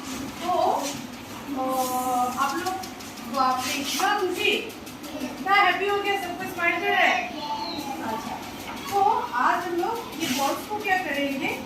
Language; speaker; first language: Hindi; non-native, local second language; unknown